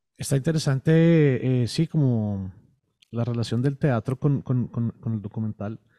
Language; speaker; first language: Spanish; native; Spanish